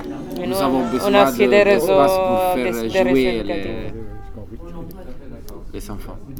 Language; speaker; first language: French; non-native, learner; Italian